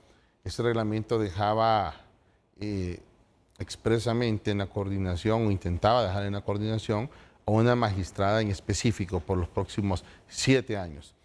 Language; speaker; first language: Spanish; native; Spanish